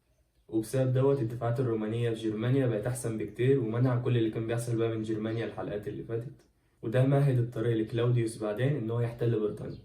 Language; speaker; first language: Arabic; native; Arabic